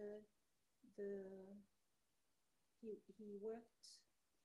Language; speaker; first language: English; non-native, fluent; Arabic